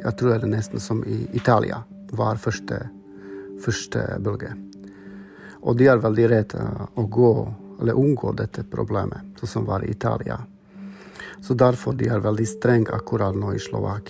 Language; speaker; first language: Norwegian; non-native, fluent; Slovak